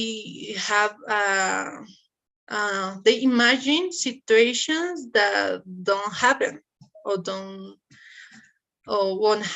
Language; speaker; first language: English; non-native, learner; Spanish